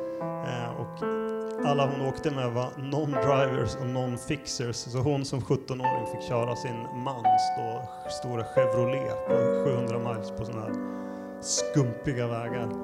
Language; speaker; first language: Swedish; native; Swedish